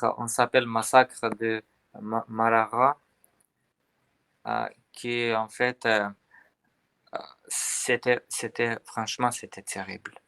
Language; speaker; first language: French; non-native, learner; Armenian